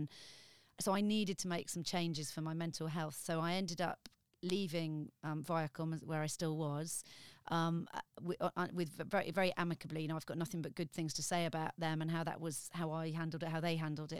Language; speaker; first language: English; native; English